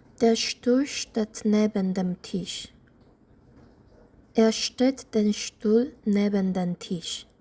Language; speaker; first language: German; non-native, fluent; Korean